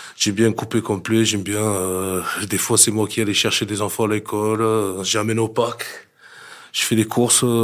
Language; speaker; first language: French; non-native, fluent; English